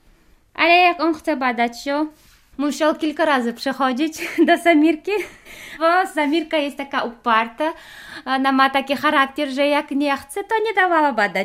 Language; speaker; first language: Polish; non-native, learner; Chechen